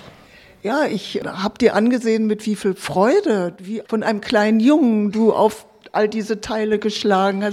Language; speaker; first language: German; native; German